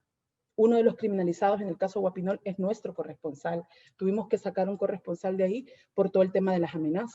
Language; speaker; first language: Spanish; native; Spanish